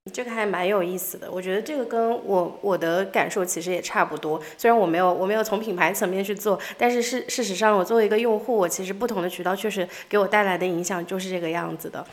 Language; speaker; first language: Chinese; native; Chinese